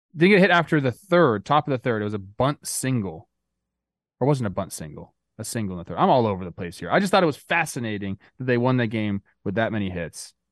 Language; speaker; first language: English; native; English